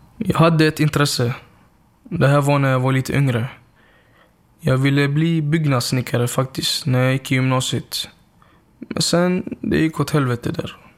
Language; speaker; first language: Swedish; early bilingual, other home language; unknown